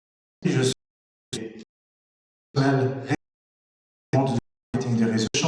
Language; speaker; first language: French; non-native, learner; Italian